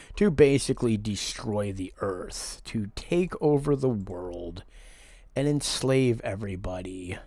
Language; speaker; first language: English; native; English